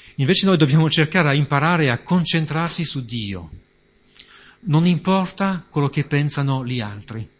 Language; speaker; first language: Italian; non-native, fluent; French